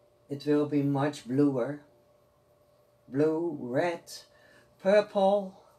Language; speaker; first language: English; non-native, fluent; Dutch